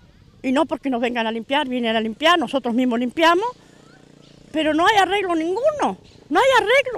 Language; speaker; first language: Spanish; native; Spanish